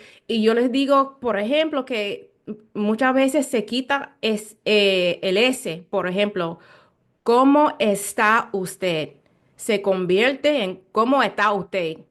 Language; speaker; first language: Spanish; non-native, learner; English